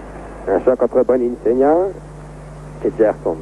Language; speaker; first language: French; native; French